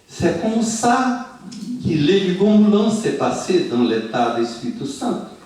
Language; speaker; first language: French; non-native, fluent; Portuguese